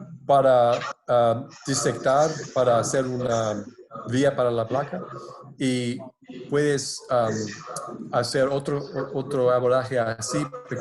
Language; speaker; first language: Spanish; non-native, fluent; English